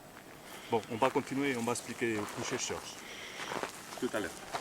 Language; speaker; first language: French; non-native, fluent; Spanish